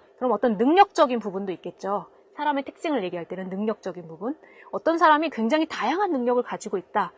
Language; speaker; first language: Korean; native; Korean